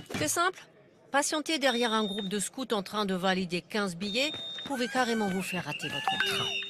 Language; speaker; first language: French; non-native, fluent; German